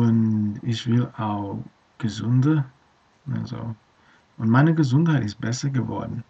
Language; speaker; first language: German; non-native, learner; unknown